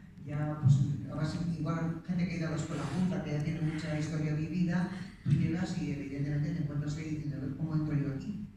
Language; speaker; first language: Spanish; native; Spanish